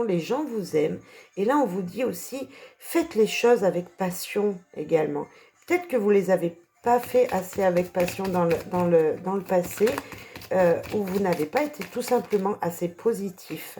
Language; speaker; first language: French; native; French